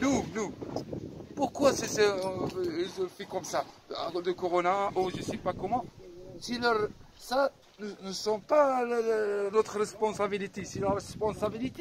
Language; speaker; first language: French; non-native, fluent; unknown